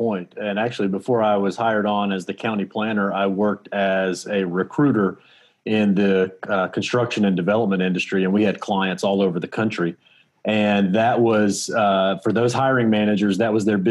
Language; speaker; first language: English; native; English